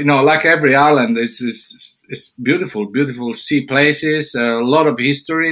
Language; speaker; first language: English; non-native, fluent; Italian